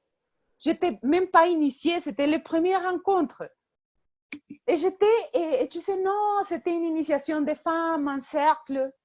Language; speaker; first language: French; non-native, fluent; Spanish